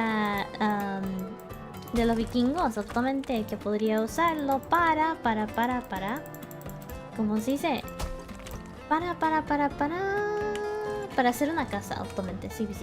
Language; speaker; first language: Spanish; early bilingual, heritage; Spanish